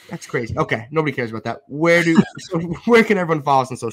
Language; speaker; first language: English; native; English